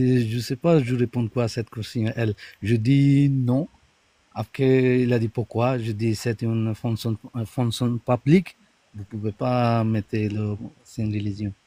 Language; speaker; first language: French; non-native, learner; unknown